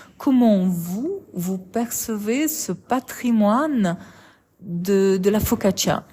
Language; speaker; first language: French; native; French